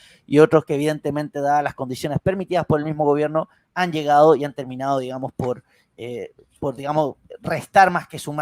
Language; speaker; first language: Spanish; native; Spanish